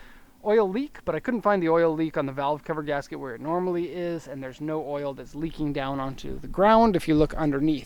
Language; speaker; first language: English; native; English